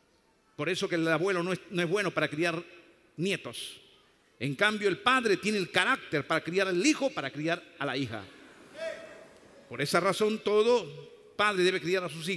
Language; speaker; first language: Spanish; native; Spanish